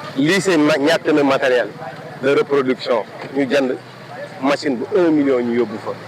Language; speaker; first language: Wolof; non-native, local second language; Fula